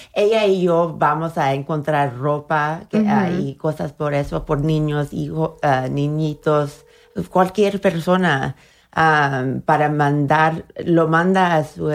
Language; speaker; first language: Spanish; early bilingual, heritage; Spanish